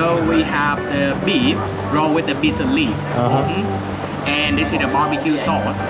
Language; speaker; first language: English; non-native, fluent; Vietnamese